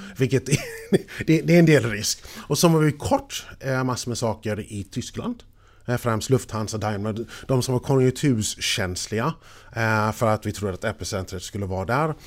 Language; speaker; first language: Swedish; non-native, fluent; English